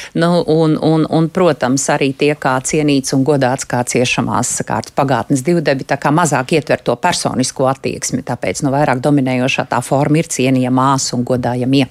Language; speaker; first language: Latvian; native; Latvian